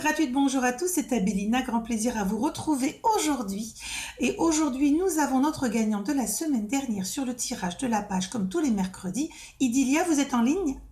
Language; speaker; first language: French; native; French